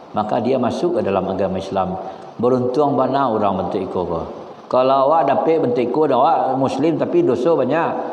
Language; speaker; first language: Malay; non-native, local second language; Minangkabau